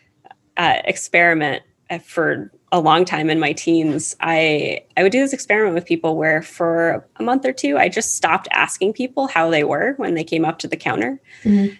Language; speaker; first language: English; native; English